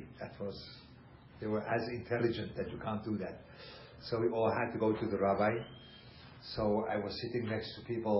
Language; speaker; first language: English; non-native, fluent; German